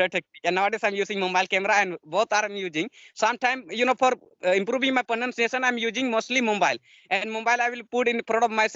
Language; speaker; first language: English; non-native, learner; Santali